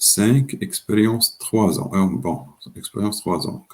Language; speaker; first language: French; non-native, local second language; Arabic